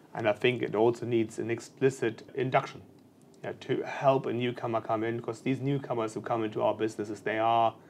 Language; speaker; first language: English; non-native, fluent; German